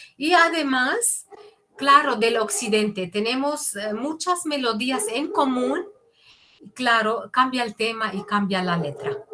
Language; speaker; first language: Spanish; non-native, fluent; Arabic